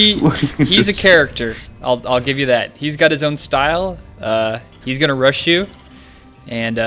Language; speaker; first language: English; native; English